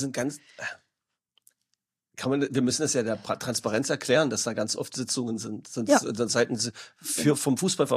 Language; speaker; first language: German; native; German